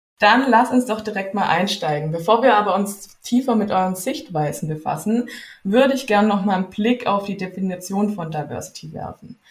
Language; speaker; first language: German; native; German